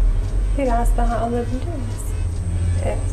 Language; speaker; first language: Turkish; native; Turkish